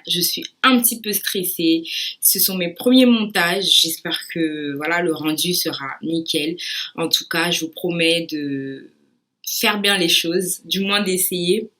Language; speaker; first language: French; early bilingual, other home language; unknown